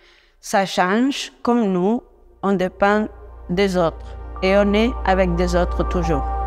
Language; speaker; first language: French; non-native, fluent; Spanish